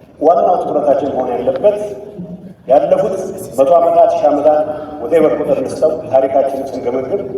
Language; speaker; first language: Amharic; non-native, local second language; Tigrinya